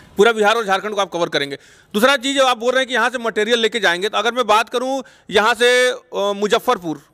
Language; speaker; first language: Hindi; native; Hindi